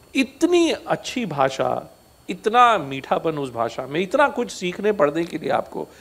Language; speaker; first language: Hindi; native; Hindi